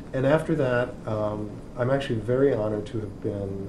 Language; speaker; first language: English; native; English